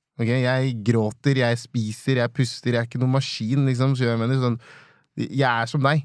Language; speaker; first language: Norwegian; non-native, fluent; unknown